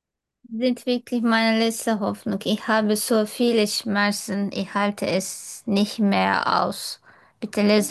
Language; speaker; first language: German; non-native, fluent; Turkish